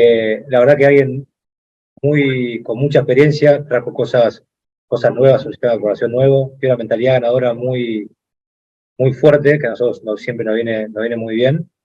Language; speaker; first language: Spanish; native; Spanish